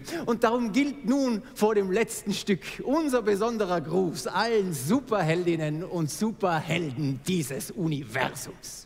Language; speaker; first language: German; native; German